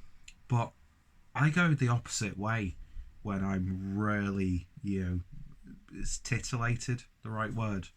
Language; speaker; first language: English; native; English